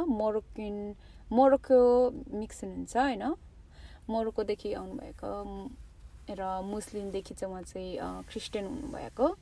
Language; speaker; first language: Nepali; early bilingual, heritage; Nepali